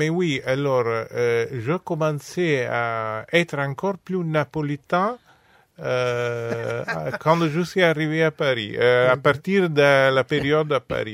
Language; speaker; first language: French; non-native, fluent; Italian